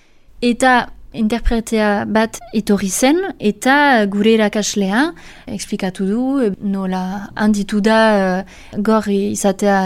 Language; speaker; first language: Basque; non-native, local second language; French